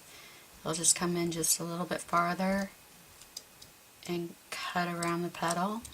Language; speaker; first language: English; native; English